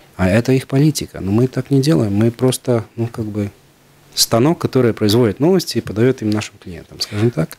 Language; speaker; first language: Russian; non-native, local second language; Latvian